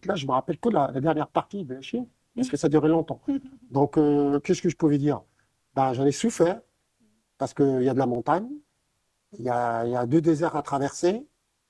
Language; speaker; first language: French; non-native, local second language; Arabic